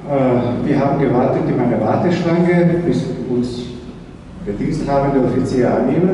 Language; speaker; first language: German; non-native, fluent; Slovenian